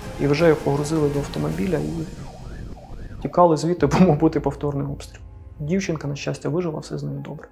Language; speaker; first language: Ukrainian; non-native, local second language; Russian